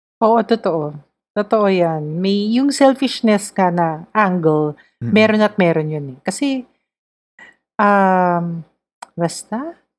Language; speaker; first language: Filipino; native; Filipino